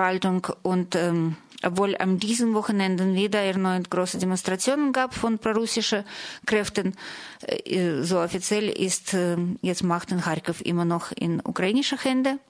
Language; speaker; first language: German; non-native, fluent; Russian